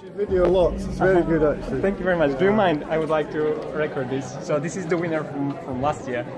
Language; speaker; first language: English; non-native, fluent; Bulgarian